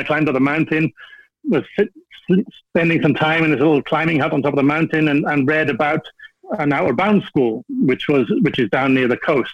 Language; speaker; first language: English; native; English